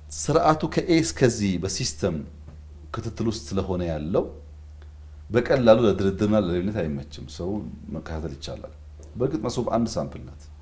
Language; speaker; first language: Amharic; non-native, local second language; Oromo